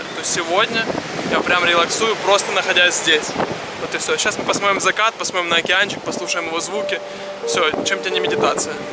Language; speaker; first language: Russian; native; Russian